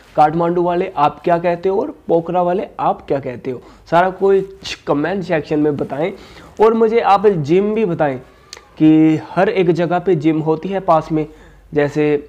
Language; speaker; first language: Hindi; native; Hindi